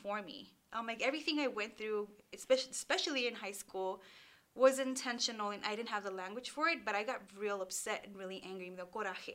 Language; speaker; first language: English; early bilingual, other home language; Spanish